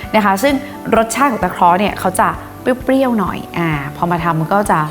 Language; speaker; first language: Thai; native; Thai